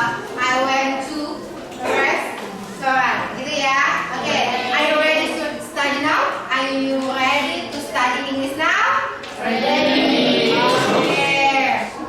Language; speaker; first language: English; non-native, learner; Indonesian